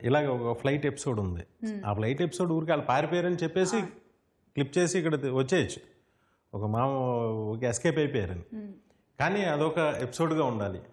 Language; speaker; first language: Telugu; native; Telugu